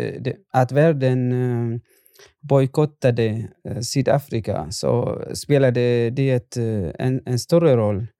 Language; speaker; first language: Swedish; non-native, fluent; Arabic